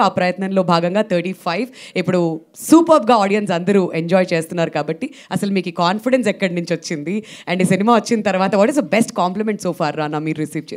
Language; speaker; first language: Telugu; native; Telugu